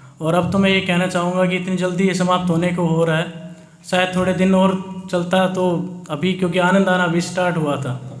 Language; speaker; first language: Hindi; native; Hindi